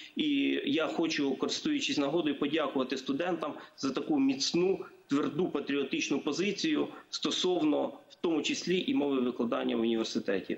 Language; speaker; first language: Ukrainian; native; Ukrainian